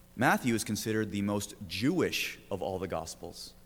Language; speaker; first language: English; native; English